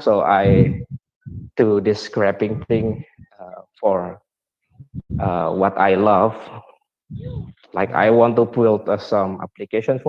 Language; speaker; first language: English; non-native, learner; Indonesian